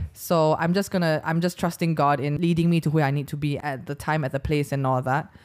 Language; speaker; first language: English; native; English